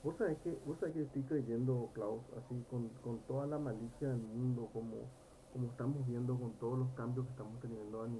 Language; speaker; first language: Spanish; native; Spanish